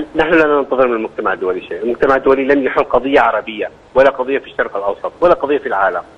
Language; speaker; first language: Arabic; native; Arabic